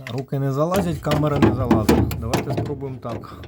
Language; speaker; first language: Ukrainian; native; Ukrainian